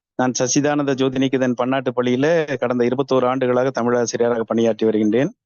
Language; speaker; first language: Tamil; native; Tamil